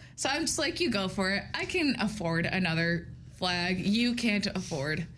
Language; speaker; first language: English; native; English